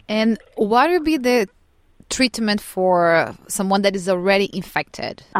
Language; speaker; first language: English; non-native, fluent; Portuguese